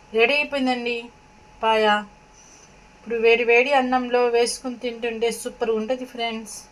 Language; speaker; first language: Telugu; non-native, local second language; Urdu